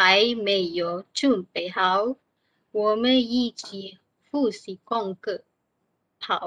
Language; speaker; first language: Chinese; non-native, learner; Malay